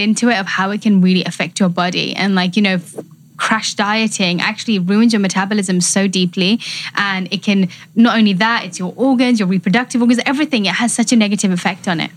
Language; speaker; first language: English; native; English